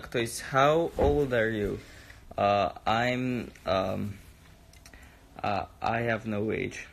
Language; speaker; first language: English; non-native, learner; Russian